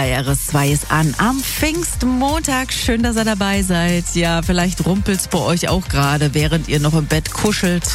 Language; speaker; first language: German; native; German